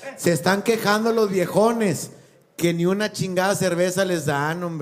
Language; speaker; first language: Spanish; native; Spanish